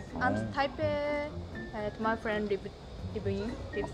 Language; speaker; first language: English; non-native, learner; Japanese